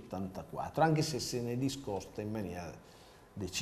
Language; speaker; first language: Italian; native; Italian